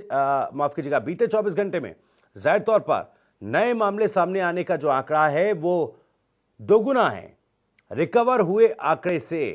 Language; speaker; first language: Hindi; native; Hindi